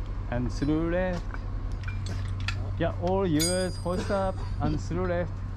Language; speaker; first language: English; non-native, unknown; Japanese